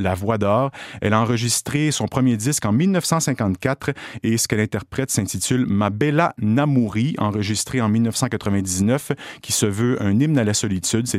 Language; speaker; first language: French; native; French